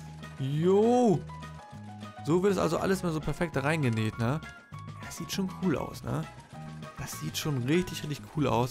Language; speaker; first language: German; native; German